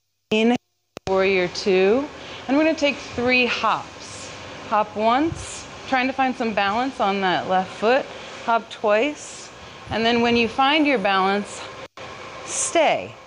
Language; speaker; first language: English; native; English